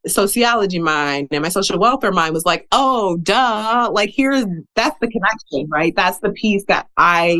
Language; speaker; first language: English; native; English